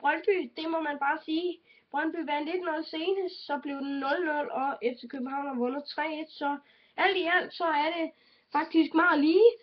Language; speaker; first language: Danish; native; Danish